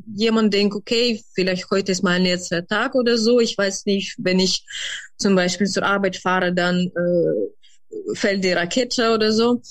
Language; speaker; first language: German; non-native, fluent; Ukrainian